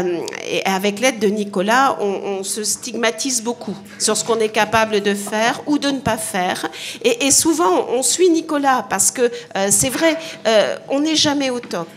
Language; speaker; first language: French; native; French